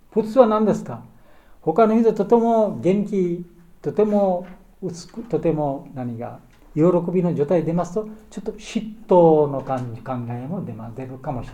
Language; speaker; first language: Japanese; non-native, learner; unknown